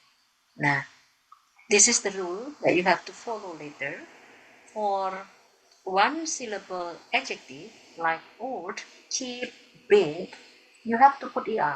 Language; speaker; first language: English; non-native, fluent; Indonesian